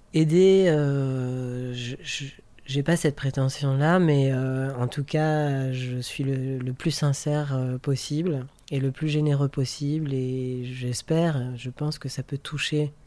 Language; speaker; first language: French; native; French